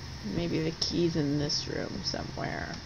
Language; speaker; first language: English; native; English